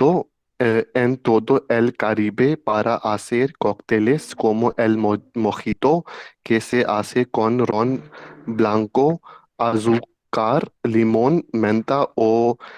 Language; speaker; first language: Spanish; non-native, learner; Hindi